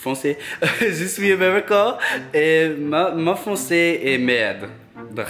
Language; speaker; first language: French; non-native, learner; English